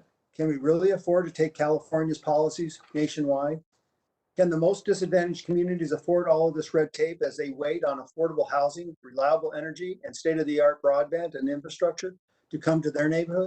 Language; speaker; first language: English; native; English